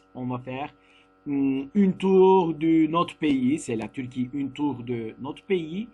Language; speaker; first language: French; non-native, fluent; Turkish